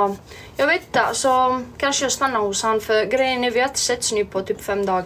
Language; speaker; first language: Swedish; early bilingual, other home language; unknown